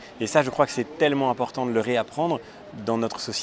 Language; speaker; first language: French; native; French